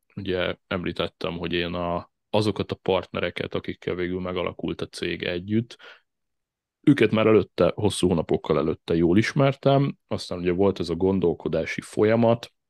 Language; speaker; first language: Hungarian; native; Hungarian